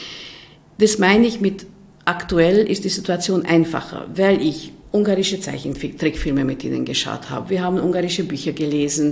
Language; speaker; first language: German; non-native, fluent; Hungarian